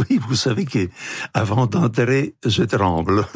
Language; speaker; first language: French; non-native, fluent; Italian